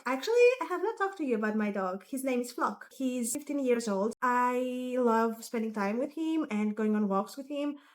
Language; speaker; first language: English; non-native, fluent; Greek